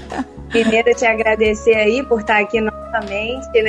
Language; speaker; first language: Portuguese; native; Portuguese